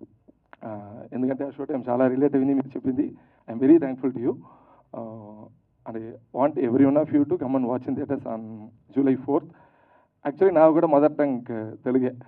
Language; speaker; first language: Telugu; non-native, local second language; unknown